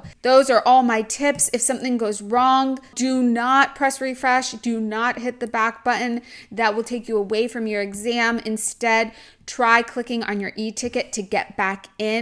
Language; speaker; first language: English; native; English